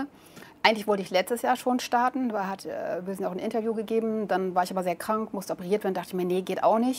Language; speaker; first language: German; native; German